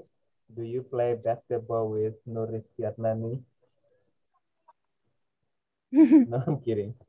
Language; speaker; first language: English; non-native, fluent; Indonesian